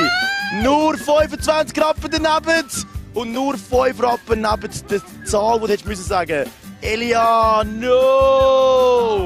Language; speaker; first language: German; native; German